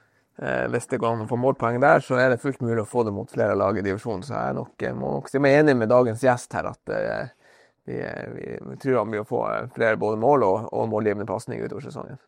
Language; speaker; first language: Norwegian; native; Norwegian